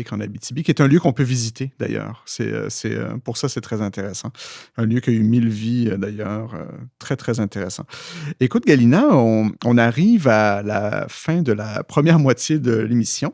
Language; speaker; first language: French; native; French